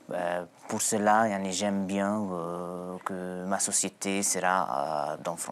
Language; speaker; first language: French; non-native, local second language; Arabic